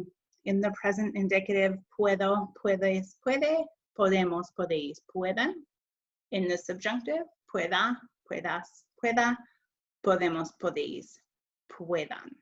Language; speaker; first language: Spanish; non-native, fluent; English